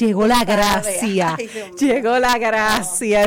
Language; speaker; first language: Spanish; native; Spanish